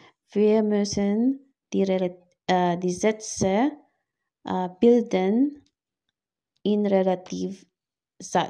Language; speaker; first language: German; non-native, fluent; Filipino